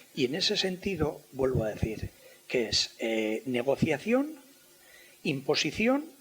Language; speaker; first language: Spanish; native; Spanish